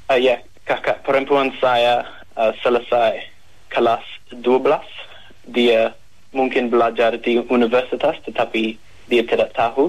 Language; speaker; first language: Indonesian; non-native, learner; English